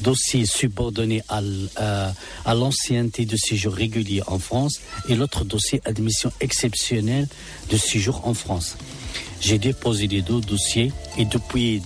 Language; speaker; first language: French; non-native, local second language; Arabic